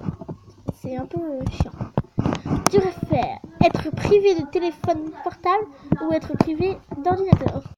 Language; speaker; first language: French; native; French